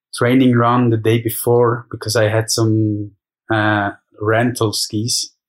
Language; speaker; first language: English; non-native, fluent; German